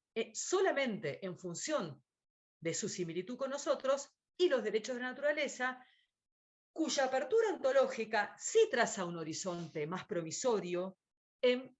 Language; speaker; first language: Spanish; native; Spanish